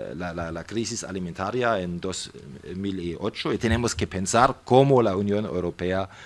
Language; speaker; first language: Spanish; non-native, fluent; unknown